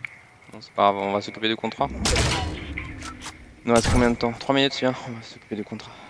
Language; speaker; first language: French; native; French